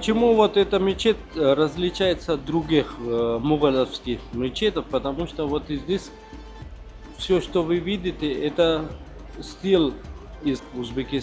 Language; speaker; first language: Russian; non-native, fluent; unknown